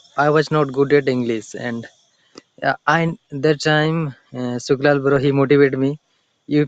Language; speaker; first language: English; non-native, learner; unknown